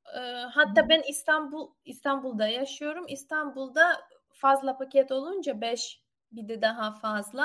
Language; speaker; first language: Turkish; non-native, learner; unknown